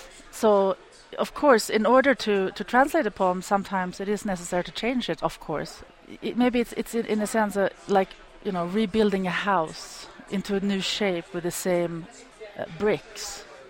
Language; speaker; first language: English; non-native, fluent; Swedish